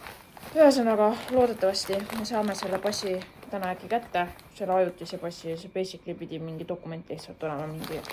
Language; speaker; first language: Estonian; native; Estonian